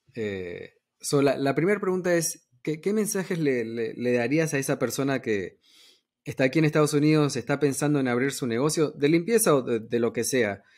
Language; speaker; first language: Spanish; native; Spanish